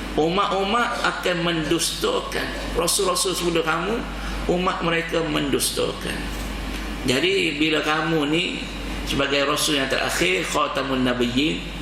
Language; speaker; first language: Malay; native; Malay